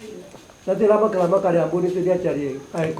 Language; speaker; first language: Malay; non-native, local second language; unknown